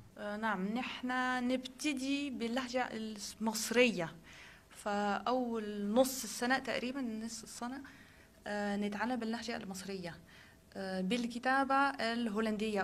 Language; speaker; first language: Arabic; non-native, fluent; Dutch